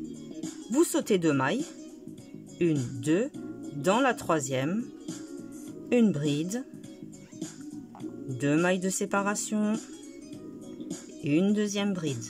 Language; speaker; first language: French; native; French